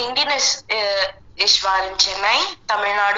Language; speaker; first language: German; non-native, learner; Hindi